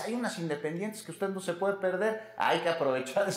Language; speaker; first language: Spanish; native; Spanish